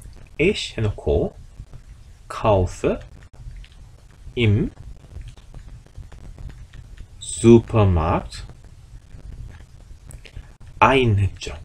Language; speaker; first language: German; non-native, fluent; Korean